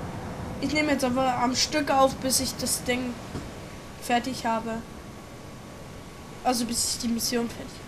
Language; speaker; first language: German; native; German